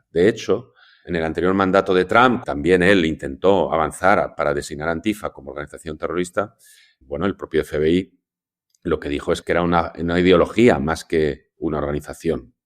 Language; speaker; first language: Spanish; native; Spanish